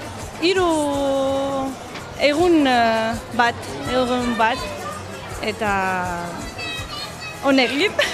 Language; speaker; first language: Basque; non-native, learner; Arabic